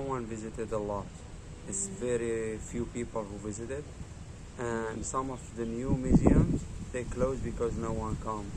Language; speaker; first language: English; non-native, learner; Arabic